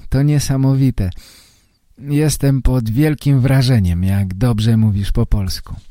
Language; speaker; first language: Polish; native; Polish